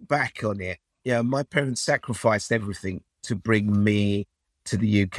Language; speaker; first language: English; early bilingual, other home language; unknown